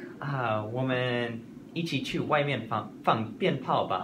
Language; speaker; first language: Chinese; non-native, learner; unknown